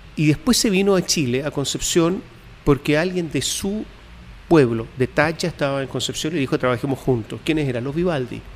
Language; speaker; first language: Spanish; native; Spanish